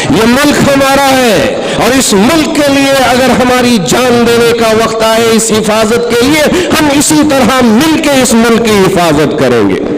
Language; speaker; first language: Urdu; native; Urdu